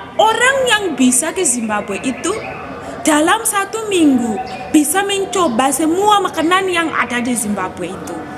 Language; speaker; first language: Indonesian; non-native, fluent; Shona